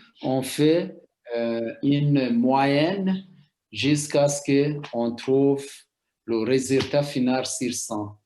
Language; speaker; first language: French; non-native, local second language; Rundi